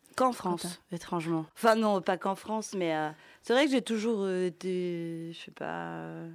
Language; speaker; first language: French; early bilingual, other home language; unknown